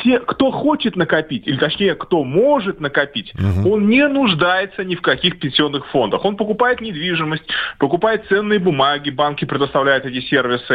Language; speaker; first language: Russian; native; Russian